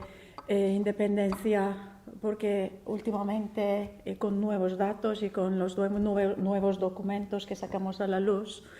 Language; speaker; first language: Spanish; non-native, fluent; Turkish